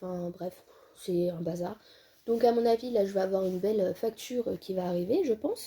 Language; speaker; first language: French; native; French